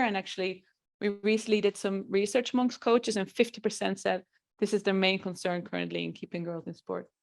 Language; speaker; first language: English; non-native, fluent; Dutch